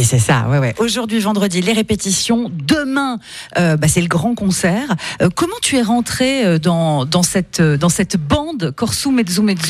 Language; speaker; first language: French; native; French